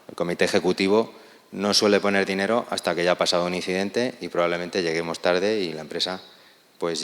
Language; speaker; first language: Spanish; native; Spanish